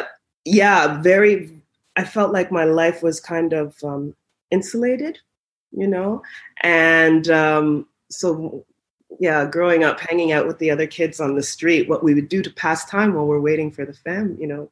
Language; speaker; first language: English; native; English